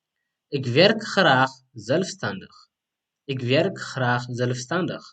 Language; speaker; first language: Dutch; non-native, fluent; Tigrinya